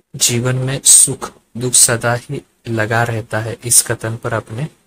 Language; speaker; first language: Hindi; non-native, local second language; Marathi